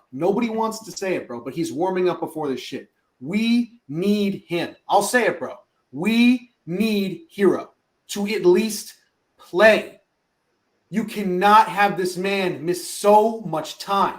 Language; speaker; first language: English; native; English